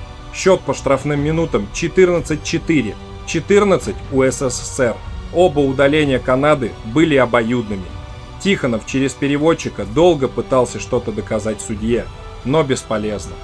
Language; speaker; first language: Russian; native; Russian